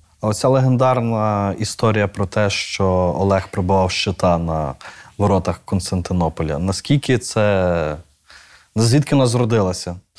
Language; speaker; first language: Ukrainian; native; Ukrainian